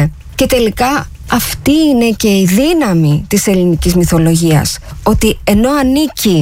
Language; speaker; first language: Greek; native; Greek